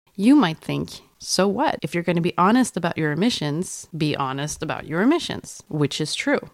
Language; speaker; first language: English; non-native, fluent; Swedish